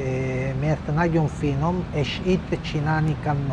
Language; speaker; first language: Hungarian; non-native, learner; Italian